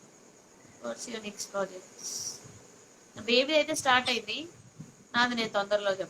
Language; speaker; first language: Telugu; native; Telugu